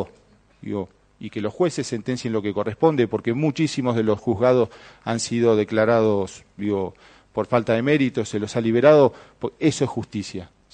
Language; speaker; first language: Spanish; native; Spanish